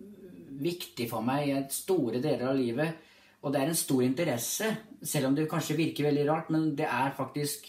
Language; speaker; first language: Norwegian; native; Norwegian